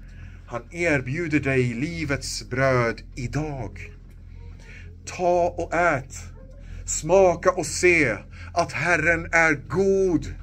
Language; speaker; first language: Swedish; non-native, local second language; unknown